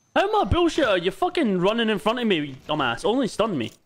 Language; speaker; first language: English; native; English